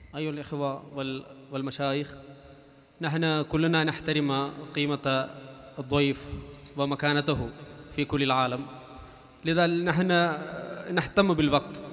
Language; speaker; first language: Arabic; non-native, fluent; Malayalam